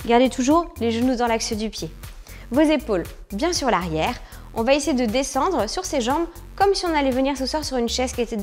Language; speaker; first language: French; native; French